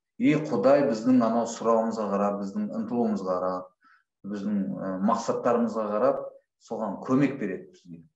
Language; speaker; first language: Kazakh; non-native, local second language; Russian